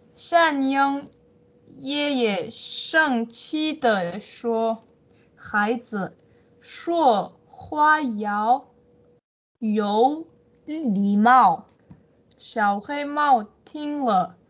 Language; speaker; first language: Chinese; non-native, learner; Tibetan